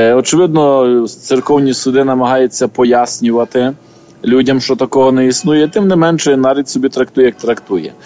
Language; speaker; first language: Ukrainian; native; Ukrainian